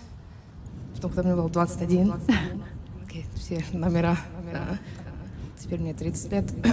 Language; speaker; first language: Russian; early bilingual, heritage; Russian